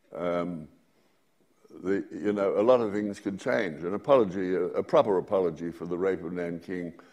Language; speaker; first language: English; native; English